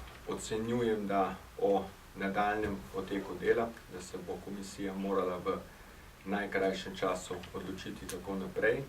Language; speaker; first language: Slovenian; native; Slovenian